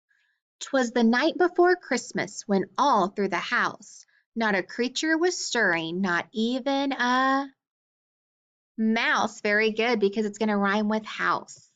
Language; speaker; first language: English; native; English